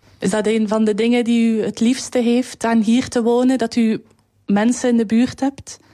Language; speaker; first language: Dutch; native; Dutch